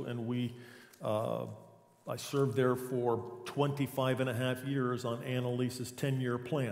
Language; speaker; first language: English; native; English